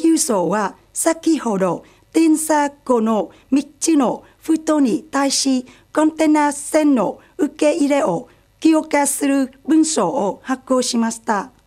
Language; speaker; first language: Japanese; non-native, fluent; Vietnamese